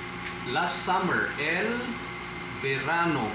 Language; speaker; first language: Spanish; non-native, fluent; Filipino